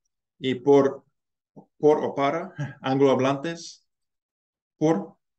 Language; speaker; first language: Spanish; non-native, learner; English